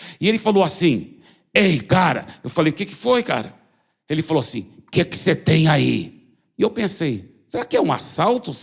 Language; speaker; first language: Portuguese; early bilingual, other home language; English